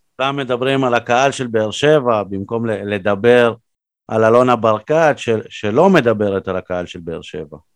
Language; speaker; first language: Hebrew; native; Hebrew